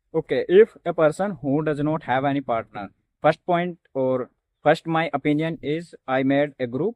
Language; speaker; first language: English; non-native, learner; Hindi